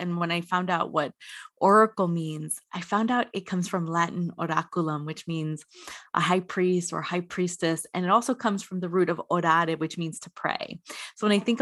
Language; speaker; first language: English; native; English